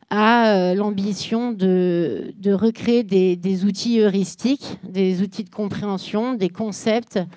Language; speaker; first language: French; native; French